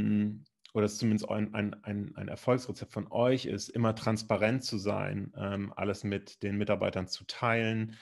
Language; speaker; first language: German; native; German